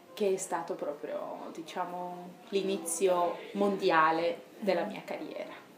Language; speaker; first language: Italian; non-native, fluent; Georgian